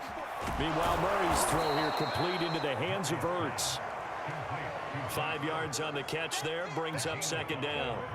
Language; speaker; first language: English; native; English